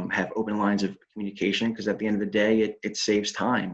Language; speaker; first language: English; native; English